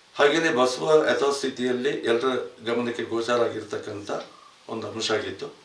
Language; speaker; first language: Kannada; native; Kannada